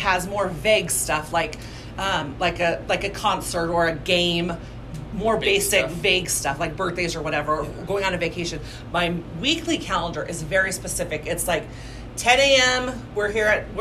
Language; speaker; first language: English; native; English